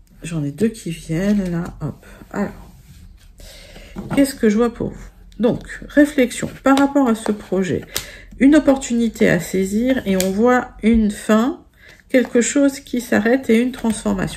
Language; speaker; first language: French; native; French